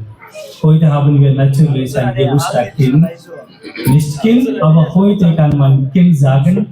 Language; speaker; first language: German; non-native, fluent; Telugu